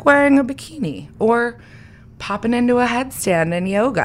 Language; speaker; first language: English; native; English